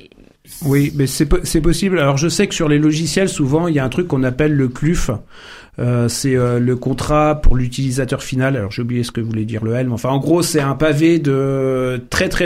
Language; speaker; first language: French; native; French